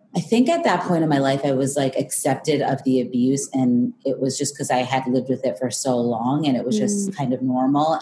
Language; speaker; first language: English; native; English